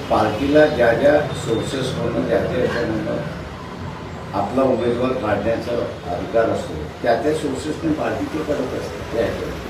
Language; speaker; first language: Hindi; non-native, local second language; Marathi